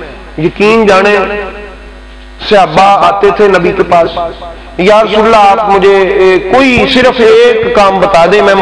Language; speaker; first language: Hindi; non-native, local second language; Punjabi